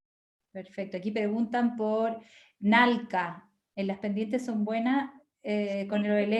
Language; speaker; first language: Spanish; native; Spanish